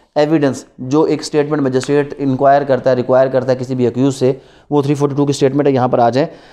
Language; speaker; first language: Urdu; non-native, local second language; Punjabi